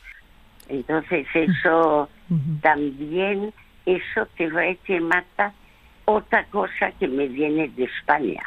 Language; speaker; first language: Spanish; early bilingual, other home language; French